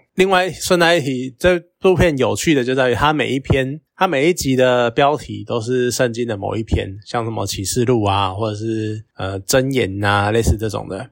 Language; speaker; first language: Chinese; native; Chinese